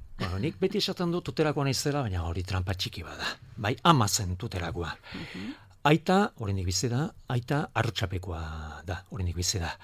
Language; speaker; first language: Basque; non-native, local second language; Spanish